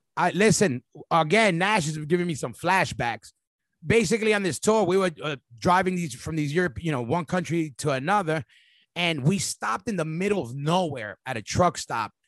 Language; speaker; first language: English; native; English